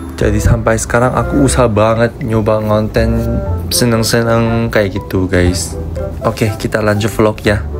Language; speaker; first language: Indonesian; non-native, fluent; Korean